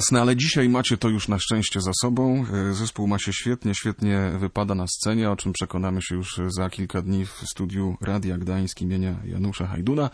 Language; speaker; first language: Polish; native; Polish